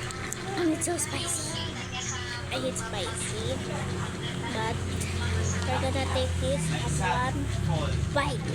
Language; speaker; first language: English; non-native, local second language; Filipino